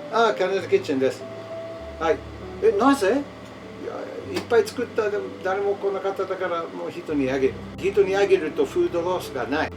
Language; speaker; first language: Japanese; non-native, learner; English